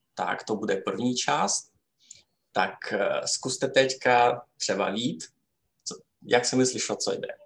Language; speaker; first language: Czech; non-native, fluent; Rusyn